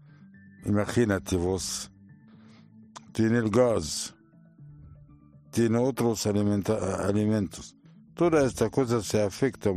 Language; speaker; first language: Spanish; non-native, learner; Arabic